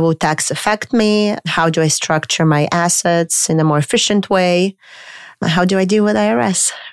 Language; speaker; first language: English; non-native, fluent; Romanian